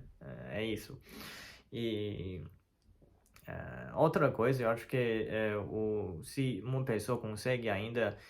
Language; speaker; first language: Portuguese; non-native, fluent; Chinese